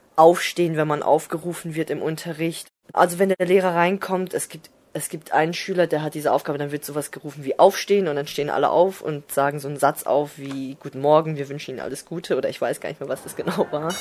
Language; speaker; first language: German; native; German